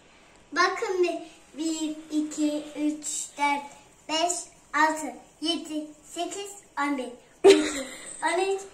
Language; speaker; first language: Turkish; early bilingual, heritage; Turkish